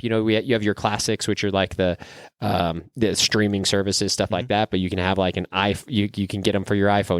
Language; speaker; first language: English; native; English